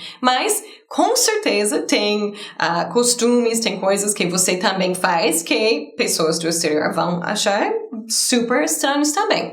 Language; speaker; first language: Portuguese; non-native, fluent; English